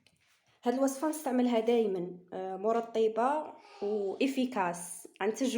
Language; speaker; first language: Arabic; native; Arabic